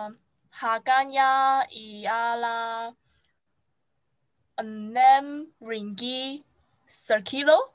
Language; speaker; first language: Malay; non-native, local second language; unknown